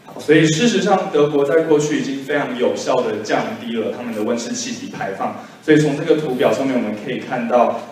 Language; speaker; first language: Chinese; native; Chinese